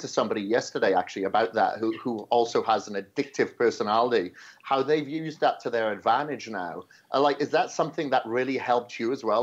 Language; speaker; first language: English; native; English